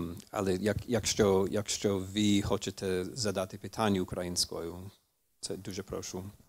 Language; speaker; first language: Ukrainian; non-native, fluent; English